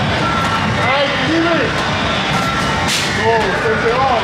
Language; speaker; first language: Spanish; non-native, learner; English